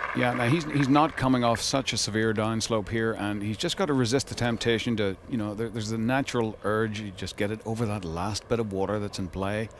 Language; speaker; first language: English; native; English